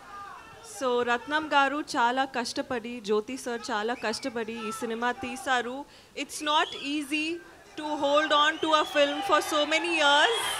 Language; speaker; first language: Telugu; non-native, learner; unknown